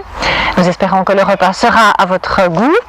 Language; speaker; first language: French; native; French